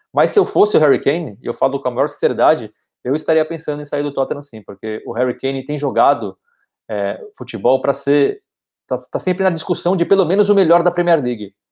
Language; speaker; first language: Portuguese; native; Portuguese